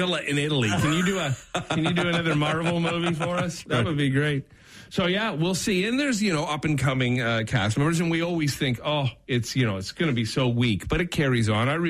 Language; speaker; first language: English; native; English